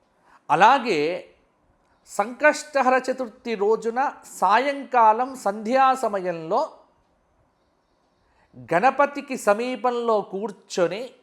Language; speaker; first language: Telugu; native; Telugu